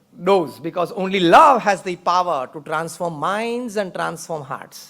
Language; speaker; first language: English; non-native, local second language; Gujarati